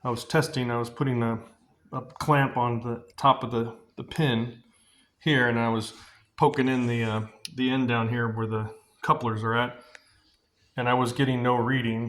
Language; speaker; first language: English; native; English